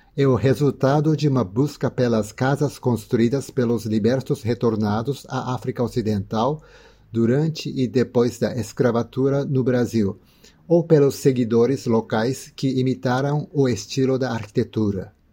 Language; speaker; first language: Portuguese; non-native, fluent; Japanese